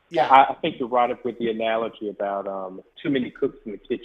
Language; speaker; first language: English; native; English